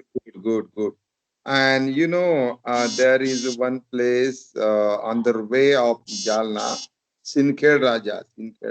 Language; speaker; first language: English; non-native, local second language; Marathi